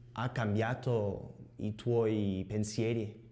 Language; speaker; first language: Italian; non-native, learner; English